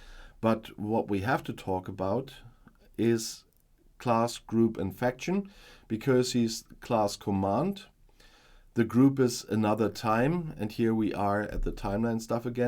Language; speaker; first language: English; non-native, fluent; German